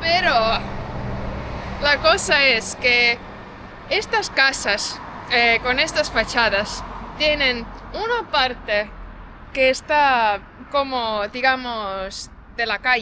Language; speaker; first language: Spanish; non-native, fluent; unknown